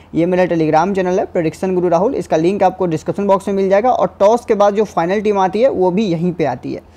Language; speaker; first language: Hindi; native; Hindi